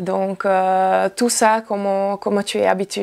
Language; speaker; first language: French; non-native, learner; Hungarian